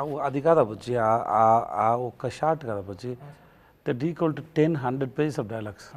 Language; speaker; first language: Telugu; non-native, learner; Tamil